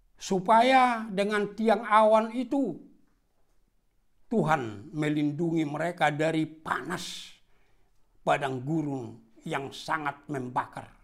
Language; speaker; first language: Indonesian; non-native, local second language; Batak Toba